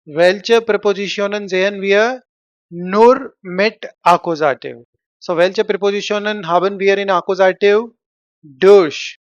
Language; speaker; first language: German; non-native, fluent; Hindi